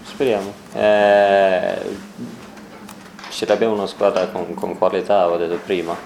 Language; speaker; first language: Italian; non-native, learner; Swedish